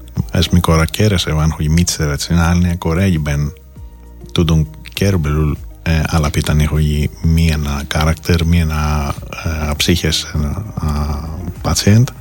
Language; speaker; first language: Hungarian; non-native, fluent; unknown